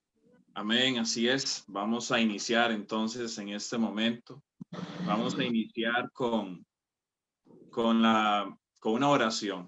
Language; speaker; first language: Spanish; native; Spanish